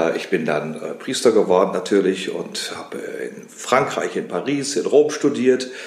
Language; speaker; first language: German; native; German